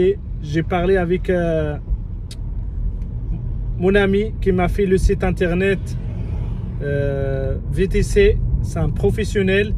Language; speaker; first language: French; non-native, fluent; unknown